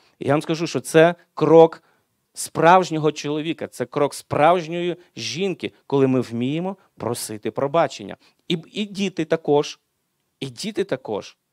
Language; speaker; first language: Ukrainian; non-native, local second language; Russian